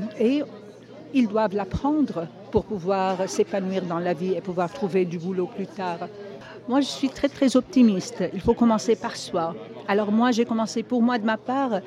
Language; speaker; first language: French; non-native, local second language; Arabic